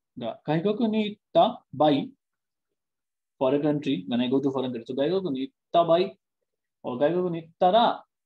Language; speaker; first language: Japanese; non-native, fluent; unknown